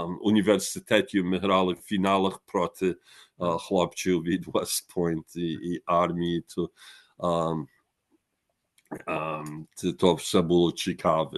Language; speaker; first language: Ukrainian; early bilingual, heritage; Ukrainian